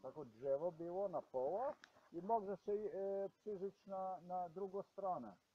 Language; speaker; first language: Polish; non-native, learner; Slovenian